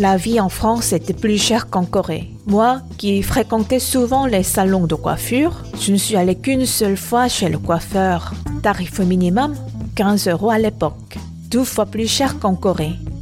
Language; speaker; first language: French; non-native, fluent; Korean